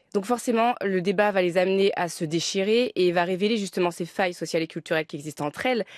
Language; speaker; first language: French; native; French